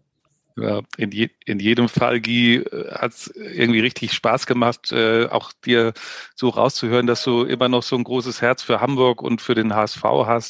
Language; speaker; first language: German; native; German